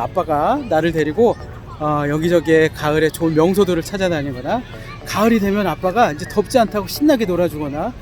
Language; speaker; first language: Korean; native; Korean